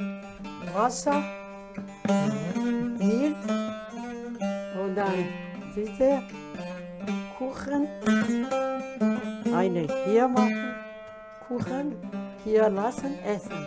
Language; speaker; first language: German; non-native, learner; Zaza